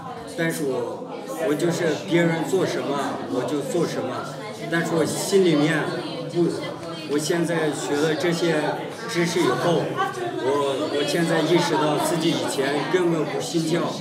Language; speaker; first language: Chinese; non-native, local second language; Uyghur